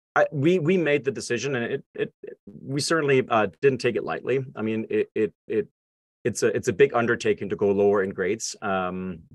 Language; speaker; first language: English; non-native, fluent; German